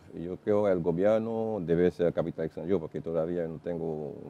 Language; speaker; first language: Spanish; non-native, fluent; Haitian Creole